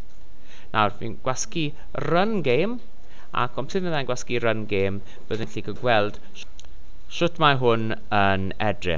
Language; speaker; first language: Welsh; non-native, local second language; English